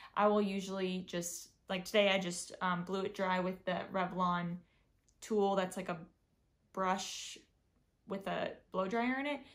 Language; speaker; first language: English; native; English